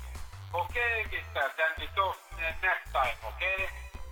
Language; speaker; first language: English; non-native, learner; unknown